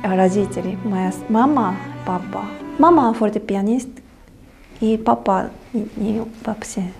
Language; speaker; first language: Russian; non-native, learner; Japanese